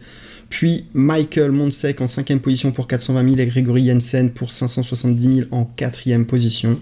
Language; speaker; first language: French; native; French